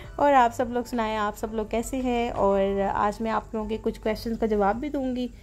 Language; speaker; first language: Urdu; native; Urdu